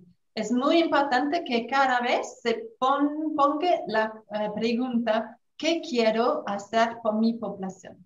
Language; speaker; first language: Spanish; non-native, fluent; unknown